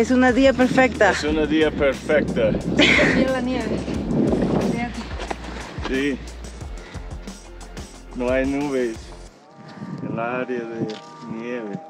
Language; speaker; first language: Spanish; non-native, learner; English